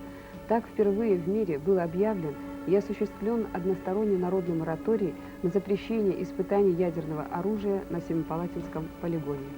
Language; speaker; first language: Russian; native; Russian